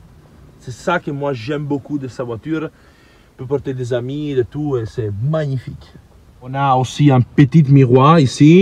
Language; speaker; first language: French; non-native, learner; Italian